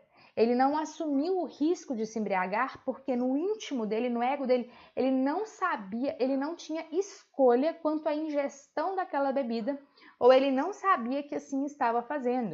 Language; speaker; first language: Portuguese; native; Portuguese